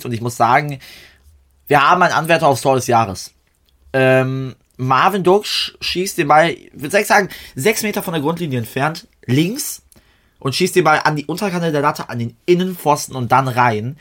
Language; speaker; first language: German; native; German